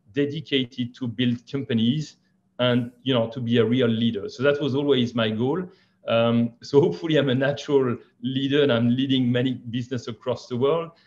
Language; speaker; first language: English; non-native, fluent; French